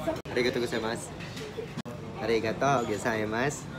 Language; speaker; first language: Japanese; non-native, learner; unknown